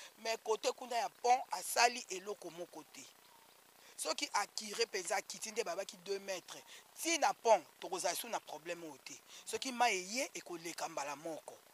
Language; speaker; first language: Lingala; native; Lingala